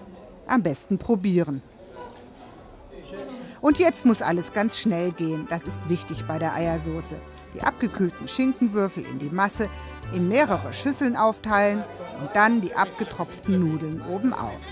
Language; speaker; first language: German; native; German